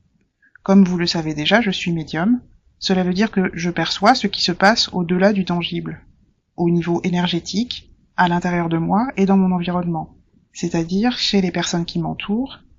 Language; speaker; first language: French; native; French